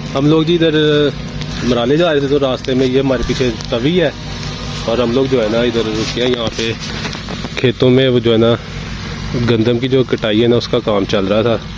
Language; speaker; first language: Urdu; non-native, local second language; Punjabi